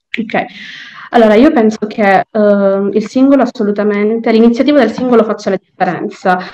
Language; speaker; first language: Italian; native; Italian